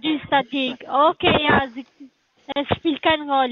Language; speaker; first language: German; non-native, learner; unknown